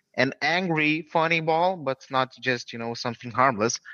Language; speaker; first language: English; non-native, fluent; Lithuanian